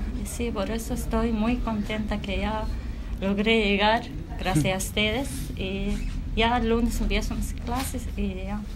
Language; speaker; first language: Spanish; non-native, fluent; Arabic